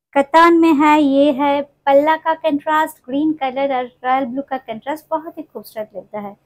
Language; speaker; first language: Hindi; non-native, local second language; Bangla